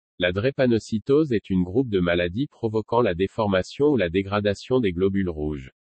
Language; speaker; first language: French; non-native, local second language; Wolof